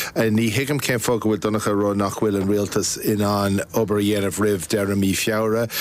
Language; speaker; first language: Irish; non-native, local second language; English